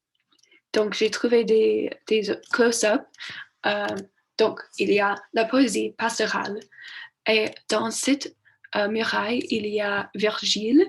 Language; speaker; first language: French; non-native, learner; English